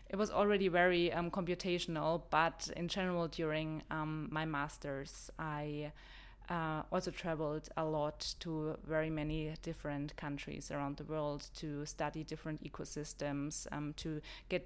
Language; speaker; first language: English; non-native, fluent; German